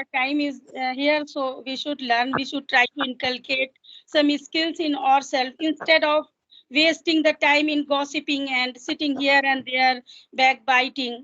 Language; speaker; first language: English; non-native, local second language; Hindi